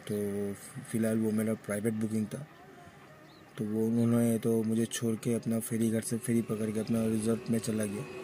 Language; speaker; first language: Hindi; non-native, local second language; Bangla